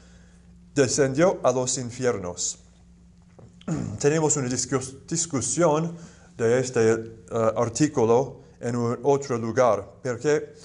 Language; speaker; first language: Spanish; non-native, fluent; English